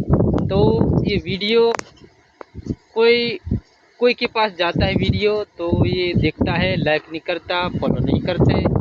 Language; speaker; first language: Hindi; non-native, local second language; Gujarati